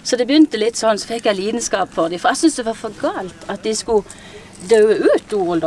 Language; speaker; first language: Norwegian; native; Norwegian